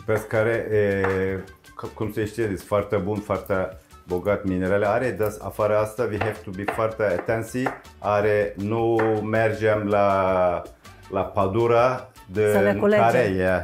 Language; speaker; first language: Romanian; non-native, learner; Turkish